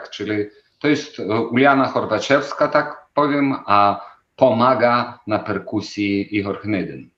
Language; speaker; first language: Polish; non-native, fluent; Ukrainian